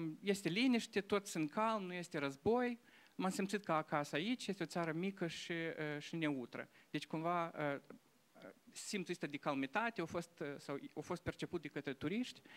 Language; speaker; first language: Romanian; non-native, local second language; Russian